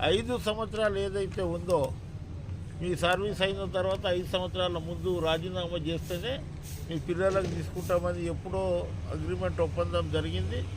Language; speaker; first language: Telugu; non-native, local second language; Lambadi